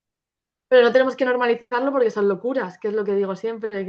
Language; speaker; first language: Spanish; native; Spanish